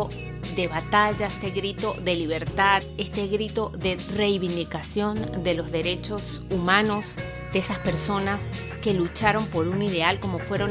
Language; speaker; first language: Spanish; native; Spanish